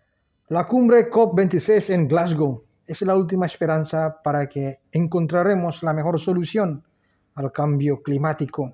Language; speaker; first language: Spanish; non-native, fluent; Indonesian